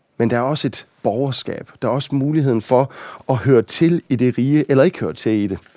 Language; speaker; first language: Danish; native; Danish